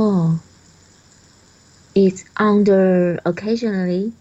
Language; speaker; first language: English; non-native, learner; Chinese